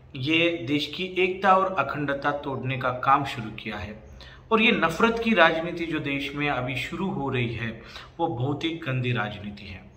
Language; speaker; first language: Hindi; non-native, local second language; Marathi